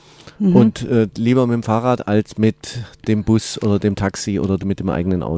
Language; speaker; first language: German; native; German